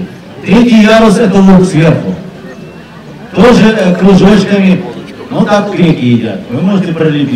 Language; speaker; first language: Russian; native; Russian